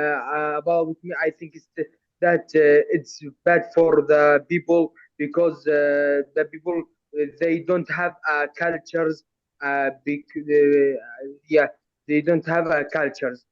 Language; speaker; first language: English; non-native, learner; Arabic